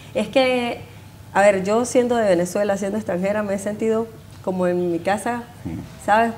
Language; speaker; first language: Spanish; native; Spanish